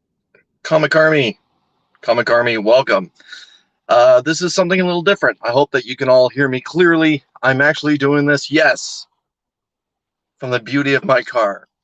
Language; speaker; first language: English; native; English